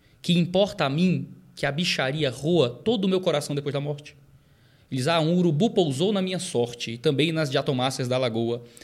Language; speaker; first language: Portuguese; native; Portuguese